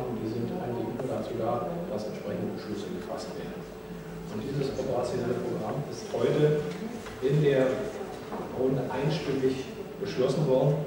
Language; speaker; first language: German; native; German